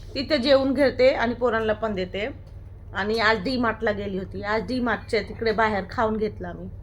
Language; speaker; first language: Marathi; non-native, local second language; Hindi